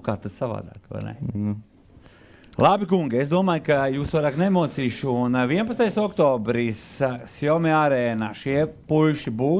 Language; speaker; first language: Latvian; native; Latvian